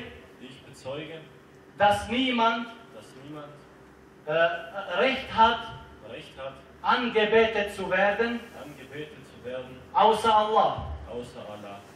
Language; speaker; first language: German; non-native, learner; Albanian